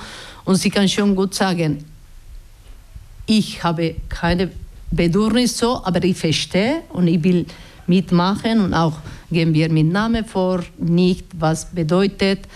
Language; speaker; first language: German; non-native, learner; Basque